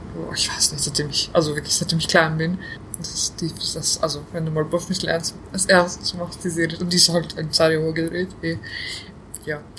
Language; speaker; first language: German; early bilingual, other home language; Bosnian